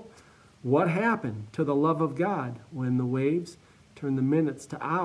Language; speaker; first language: English; native; English